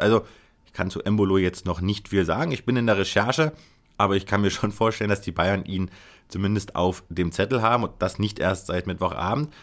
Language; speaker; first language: German; native; German